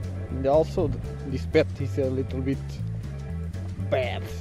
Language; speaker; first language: English; non-native, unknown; Portuguese